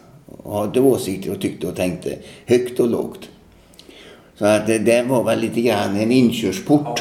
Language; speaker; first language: Swedish; native; Swedish